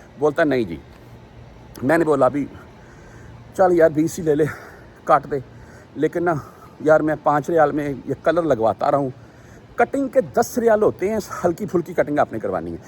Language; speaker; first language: Urdu; non-native, local second language; Punjabi